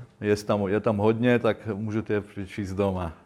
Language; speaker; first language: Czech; non-native, learner; Russian